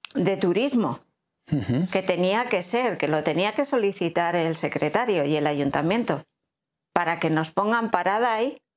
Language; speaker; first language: Spanish; native; Spanish